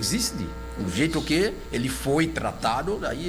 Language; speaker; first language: Portuguese; non-native, local second language; Haitian Creole